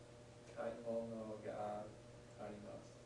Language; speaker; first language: Japanese; non-native, learner; English